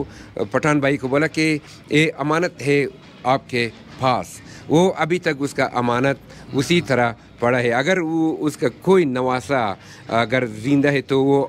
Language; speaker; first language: Hindi; non-native, local second language; Persian